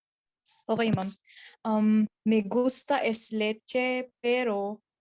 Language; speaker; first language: Spanish; non-native, learner; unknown